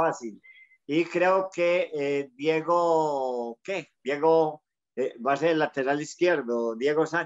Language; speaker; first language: Spanish; native; Spanish